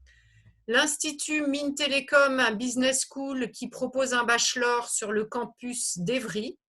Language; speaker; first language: French; native; French